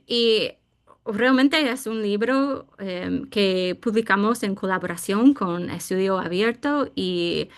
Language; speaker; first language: Spanish; non-native, fluent; English